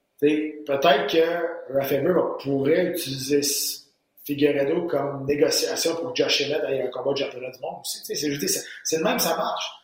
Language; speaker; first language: French; native; French